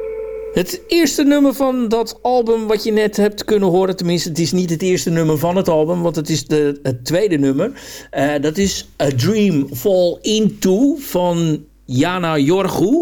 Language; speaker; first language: Dutch; native; Dutch